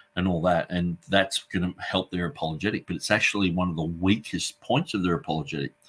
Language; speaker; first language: English; native; English